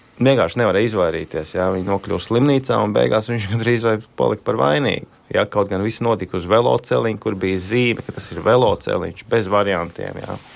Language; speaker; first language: Latvian; native; Latvian